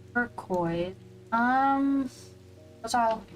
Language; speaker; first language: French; non-native, learner; English